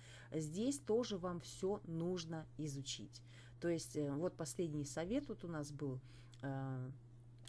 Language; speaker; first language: Russian; native; Russian